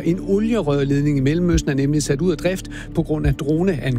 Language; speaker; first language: Danish; native; Danish